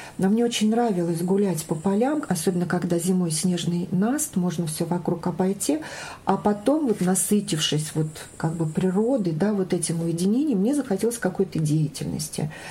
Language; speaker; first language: Russian; native; Russian